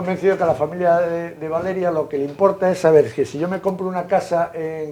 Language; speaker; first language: Spanish; native; Spanish